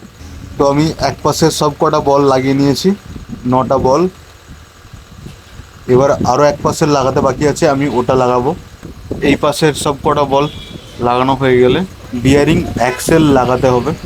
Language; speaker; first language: Bangla; native; Bangla